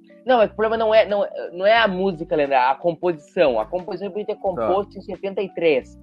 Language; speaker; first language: Portuguese; native; Portuguese